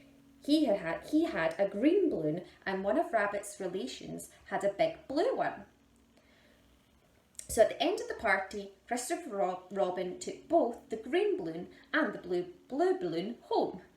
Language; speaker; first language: English; native; English